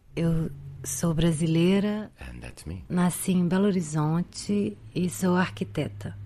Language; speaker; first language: French; non-native, fluent; Portuguese